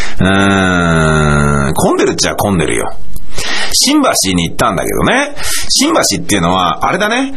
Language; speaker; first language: Japanese; native; Japanese